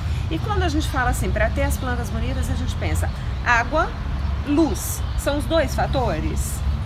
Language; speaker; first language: Portuguese; native; Portuguese